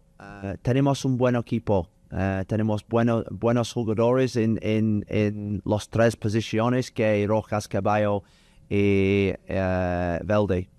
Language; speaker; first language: Spanish; non-native, learner; English